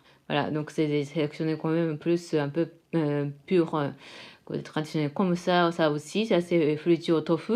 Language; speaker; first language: French; non-native, fluent; Japanese